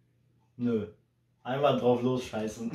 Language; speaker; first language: German; early bilingual, heritage; Polish